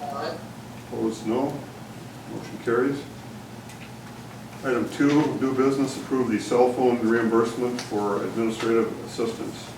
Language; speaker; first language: English; native; English